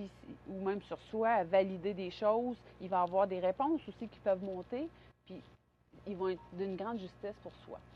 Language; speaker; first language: French; native; French